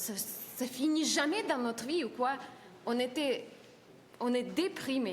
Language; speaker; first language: French; non-native, learner; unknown